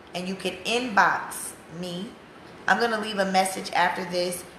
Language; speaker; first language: English; native; English